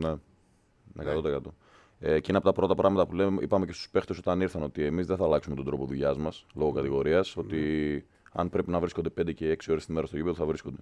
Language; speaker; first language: Greek; native; Greek